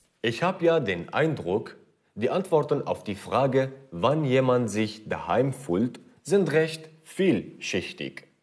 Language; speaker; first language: German; non-native, fluent; Kurdish